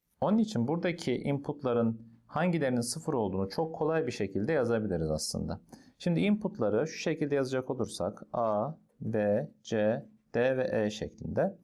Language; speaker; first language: Turkish; native; Turkish